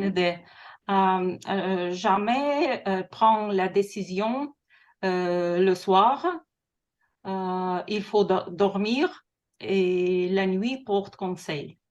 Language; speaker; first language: French; non-native, fluent; Russian